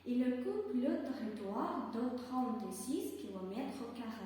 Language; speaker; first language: French; non-native, learner; Russian